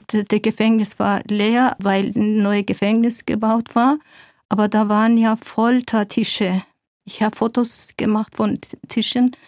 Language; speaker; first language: German; non-native, fluent; Kurdish